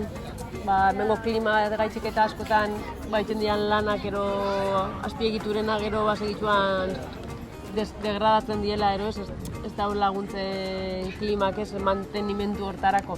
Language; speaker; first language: Basque; native; Basque